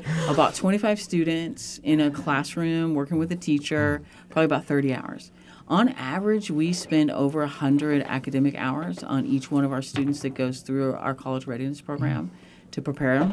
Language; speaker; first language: English; native; English